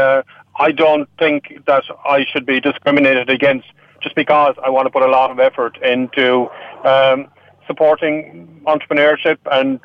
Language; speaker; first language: English; non-native, local second language; Irish